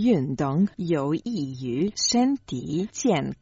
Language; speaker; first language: Chinese; non-native, learner; Croatian